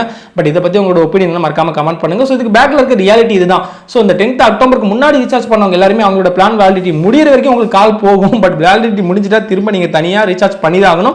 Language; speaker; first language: Tamil; native; Tamil